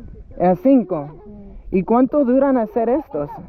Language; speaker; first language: Spanish; early bilingual, heritage; English